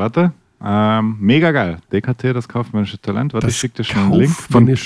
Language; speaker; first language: German; native; German